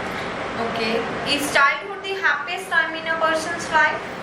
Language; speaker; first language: English; non-native, local second language; Punjabi